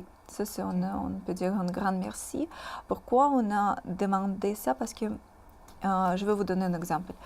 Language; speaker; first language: French; non-native, fluent; Russian